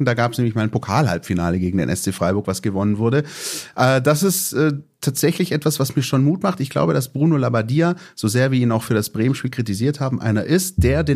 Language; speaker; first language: German; native; German